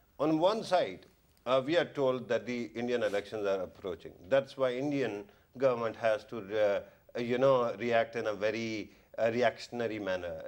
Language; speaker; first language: English; non-native, local second language; Urdu